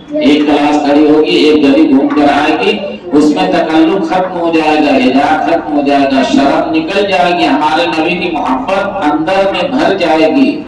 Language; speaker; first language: Urdu; native; Urdu